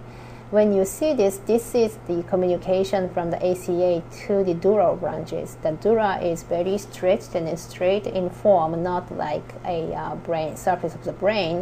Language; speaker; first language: English; non-native, fluent; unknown